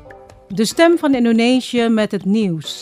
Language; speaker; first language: Dutch; non-native, fluent; Indonesian